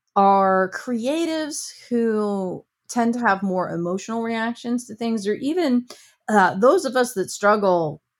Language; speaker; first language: English; native; English